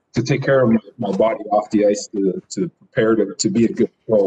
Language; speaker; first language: English; native; English